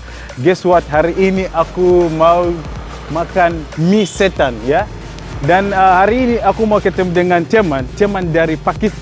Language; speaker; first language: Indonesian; non-native, fluent; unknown